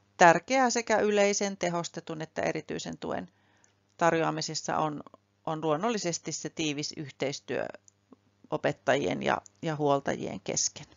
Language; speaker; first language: Finnish; native; Finnish